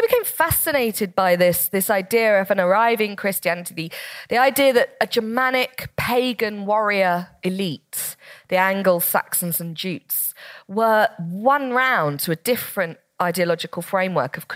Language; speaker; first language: English; native; English